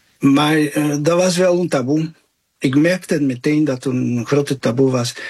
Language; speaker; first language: Dutch; non-native, fluent; Spanish